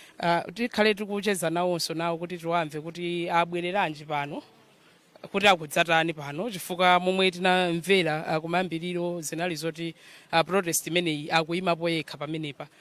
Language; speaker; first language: Nyanja; native; Nyanja